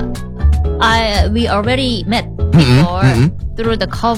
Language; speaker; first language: English; non-native, learner; Korean